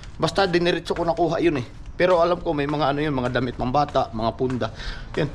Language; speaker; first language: Filipino; native; Filipino